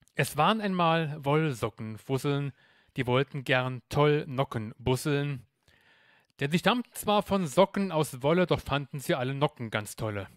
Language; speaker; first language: German; native; German